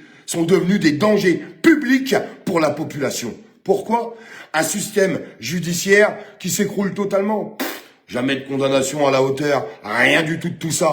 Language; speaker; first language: French; native; French